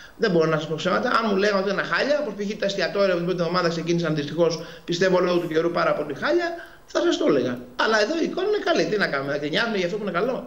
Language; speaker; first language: Greek; native; Greek